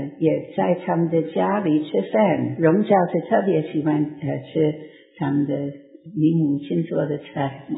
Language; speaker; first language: Chinese; non-native, fluent; English